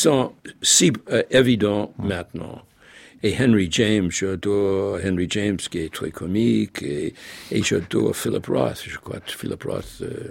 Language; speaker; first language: French; non-native, fluent; English